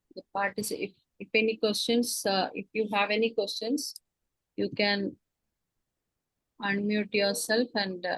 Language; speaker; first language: English; non-native, local second language; Malayalam